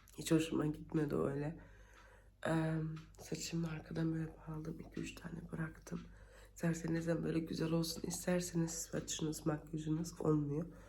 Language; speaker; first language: Turkish; early bilingual, heritage; Turkish